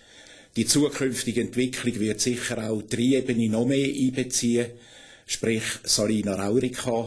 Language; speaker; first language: German; native; German